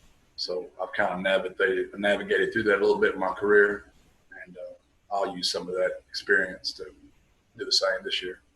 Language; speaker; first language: English; native; English